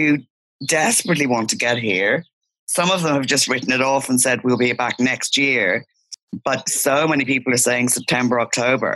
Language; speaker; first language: English; native; English